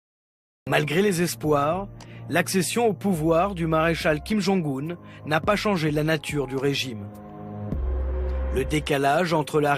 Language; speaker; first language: French; native; French